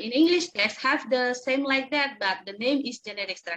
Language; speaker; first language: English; non-native, local second language; Indonesian